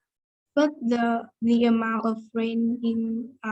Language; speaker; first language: English; non-native, learner; Vietnamese